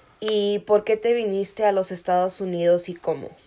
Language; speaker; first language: Spanish; early bilingual, heritage; Spanish